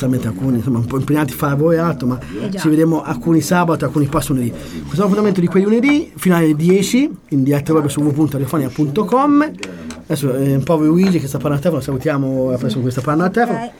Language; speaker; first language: Italian; native; Italian